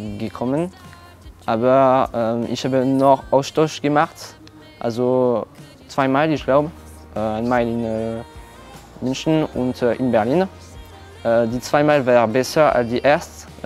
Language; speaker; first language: German; non-native, learner; French